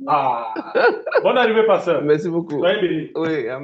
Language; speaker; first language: French; non-native, fluent; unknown